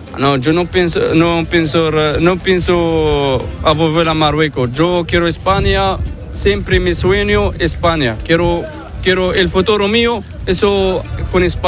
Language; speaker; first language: Spanish; non-native, learner; Arabic